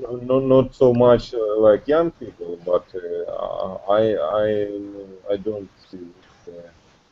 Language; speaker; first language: English; non-native, learner; Russian